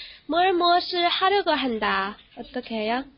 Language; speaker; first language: Korean; non-native, fluent; Chinese